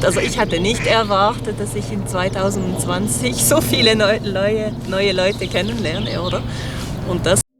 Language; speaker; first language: German; non-native, fluent; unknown